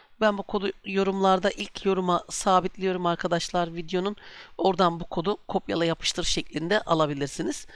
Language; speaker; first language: Turkish; native; Turkish